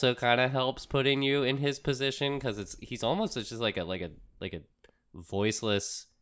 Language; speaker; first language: English; early bilingual, other home language; Spanish